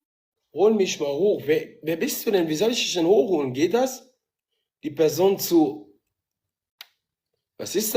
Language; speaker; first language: German; native; German